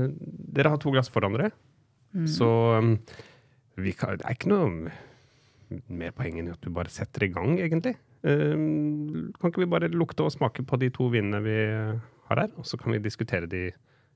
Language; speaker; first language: Norwegian; native; Norwegian